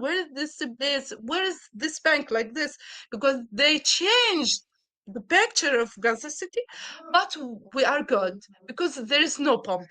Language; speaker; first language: English; non-native, learner; Arabic